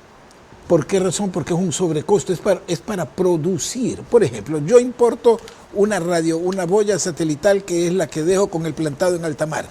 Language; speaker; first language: Spanish; native; Spanish